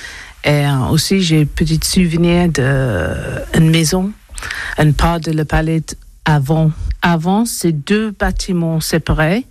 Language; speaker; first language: French; non-native, learner; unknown